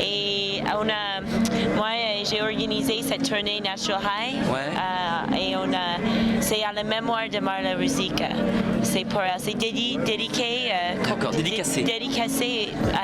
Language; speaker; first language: French; non-native, fluent; English